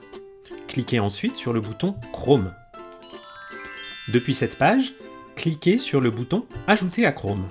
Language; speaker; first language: French; native; French